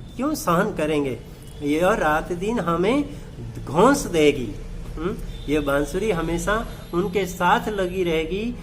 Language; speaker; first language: Hindi; non-native, local second language; Gujarati